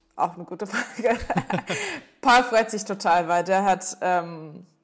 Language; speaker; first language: German; non-native, fluent; English